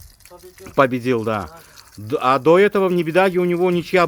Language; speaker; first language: Russian; native; Russian